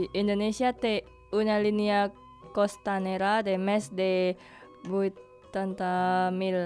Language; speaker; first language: Catalan; non-native, fluent; Indonesian